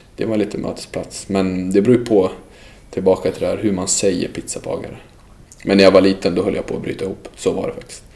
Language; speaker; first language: Swedish; early bilingual, other home language; Serbian